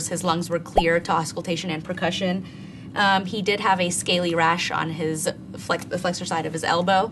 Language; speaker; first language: English; native; English